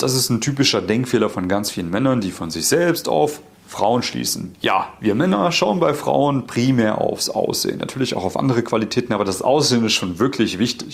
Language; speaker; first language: German; native; German